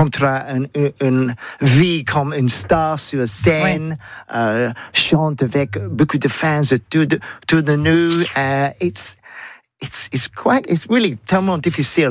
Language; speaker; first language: French; non-native, learner; English